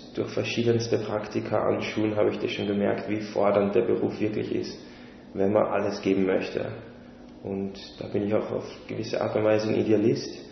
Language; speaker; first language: German; native; German